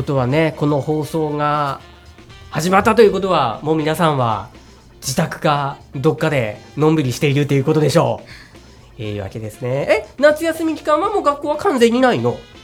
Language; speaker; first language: Japanese; native; Japanese